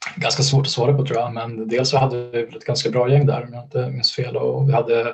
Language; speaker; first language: Swedish; native; Swedish